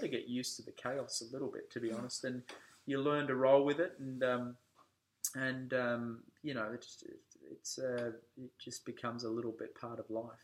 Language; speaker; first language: English; native; English